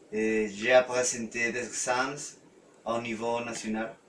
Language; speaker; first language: French; non-native, learner; Spanish